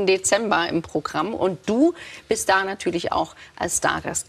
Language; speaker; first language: German; native; German